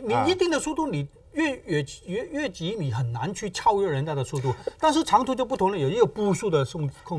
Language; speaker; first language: Chinese; native; Chinese